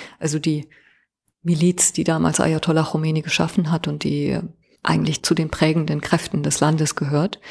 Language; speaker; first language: German; early bilingual, other home language; Persian